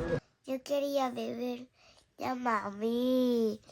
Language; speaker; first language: Spanish; early bilingual, other home language; Filipino